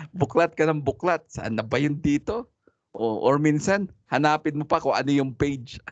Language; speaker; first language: Filipino; non-native, local second language; Cebuano